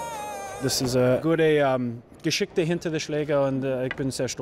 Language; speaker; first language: German; non-native, learner; English